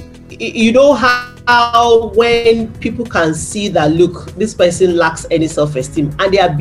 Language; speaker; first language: English; non-native, local second language; Yoruba